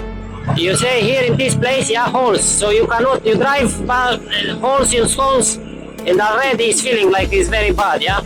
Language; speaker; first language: English; non-native, learner; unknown